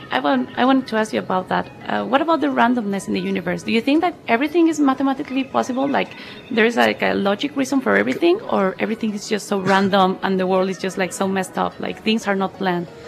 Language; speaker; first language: English; non-native, fluent; Spanish